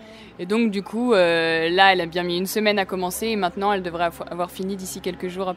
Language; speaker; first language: French; native; French